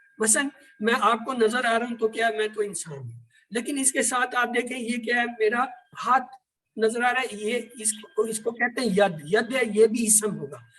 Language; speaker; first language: Urdu; native; Urdu